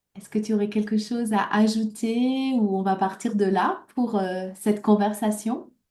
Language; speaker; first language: French; native; French